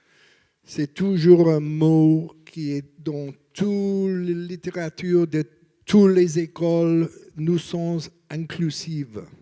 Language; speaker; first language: French; non-native, learner; English